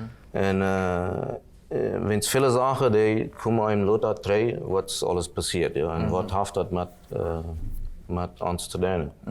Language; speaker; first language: German; non-native, local second language; Plautdietsch